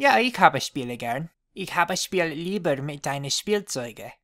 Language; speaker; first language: German; non-native, learner; English